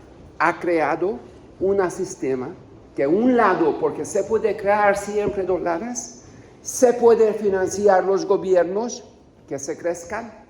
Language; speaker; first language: Spanish; non-native, learner; Hungarian